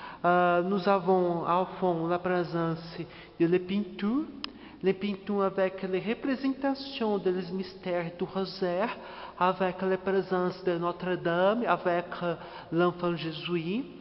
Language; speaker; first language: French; non-native, learner; Portuguese